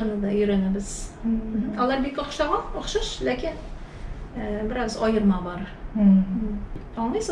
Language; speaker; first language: Turkish; non-native, learner; Tatar